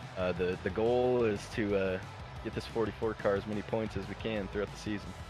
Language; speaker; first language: English; native; English